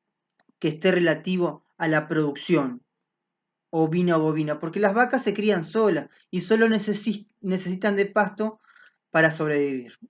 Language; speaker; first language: Spanish; native; Spanish